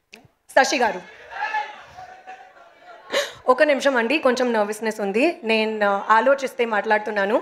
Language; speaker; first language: Telugu; non-native, learner; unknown